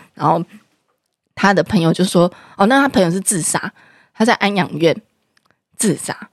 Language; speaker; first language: Chinese; native; Chinese